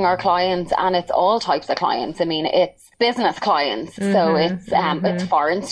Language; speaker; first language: English; native; English